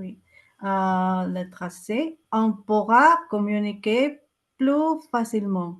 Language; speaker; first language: French; non-native, learner; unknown